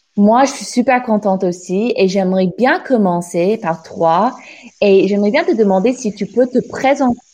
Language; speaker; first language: French; non-native, fluent; English